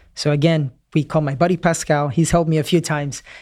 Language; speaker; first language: English; early bilingual, other home language; Spanish